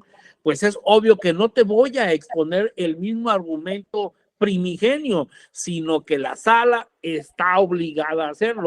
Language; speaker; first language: Spanish; native; Spanish